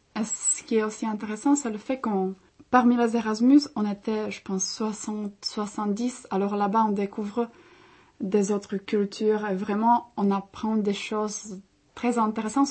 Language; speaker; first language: French; non-native, fluent; Czech